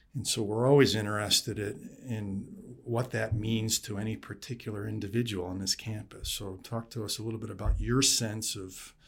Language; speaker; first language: English; native; English